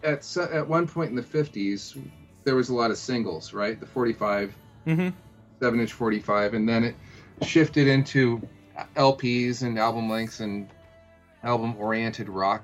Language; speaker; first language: English; native; English